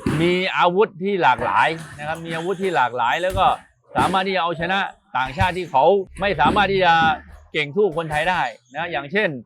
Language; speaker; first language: Thai; native; Thai